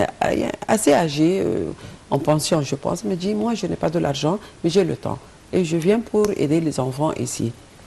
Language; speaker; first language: French; non-native, fluent; Arabic